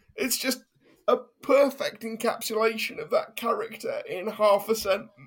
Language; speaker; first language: English; native; English